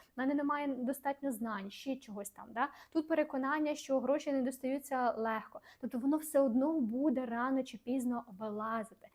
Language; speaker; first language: Ukrainian; non-native, local second language; Russian